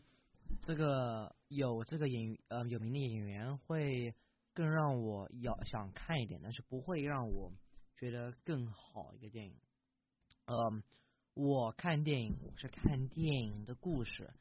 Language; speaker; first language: Chinese; early bilingual, heritage; English